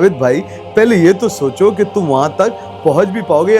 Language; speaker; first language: Hindi; native; Hindi